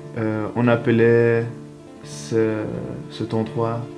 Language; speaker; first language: French; early bilingual, other home language; Spanish